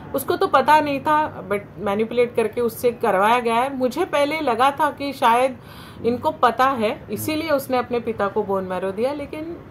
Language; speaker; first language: Hindi; non-native, local second language; Marathi